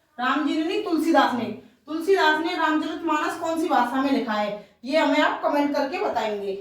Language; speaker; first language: Hindi; native; Hindi